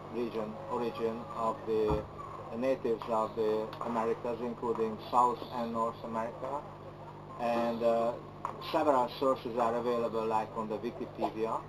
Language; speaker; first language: English; non-native, fluent; Hungarian